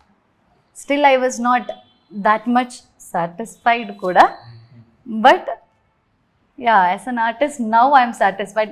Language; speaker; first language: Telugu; non-native, learner; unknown